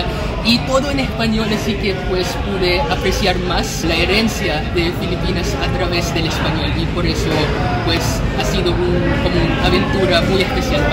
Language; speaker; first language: Spanish; non-native, fluent; Filipino